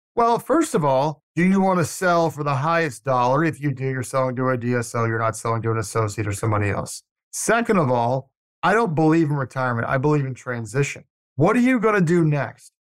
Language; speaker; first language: English; native; English